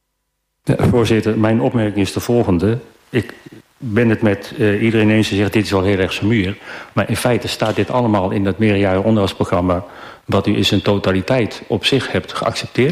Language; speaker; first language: Dutch; native; Dutch